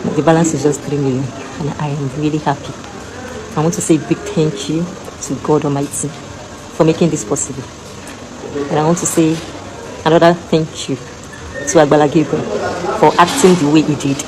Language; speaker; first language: English; non-native, local second language; Yoruba